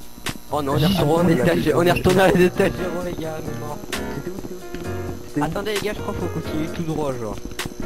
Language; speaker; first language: French; native; French